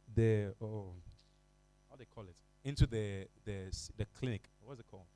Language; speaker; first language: English; non-native, local second language; Ga